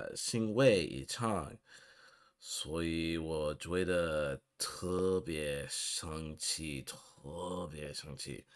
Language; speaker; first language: Chinese; non-native, learner; English